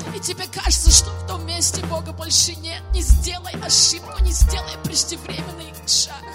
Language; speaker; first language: Russian; native; Russian